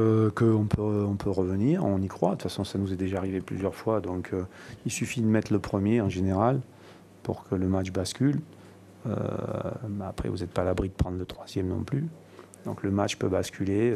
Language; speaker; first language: French; native; French